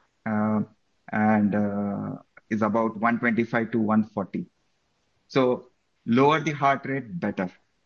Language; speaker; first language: English; non-native, local second language; Marathi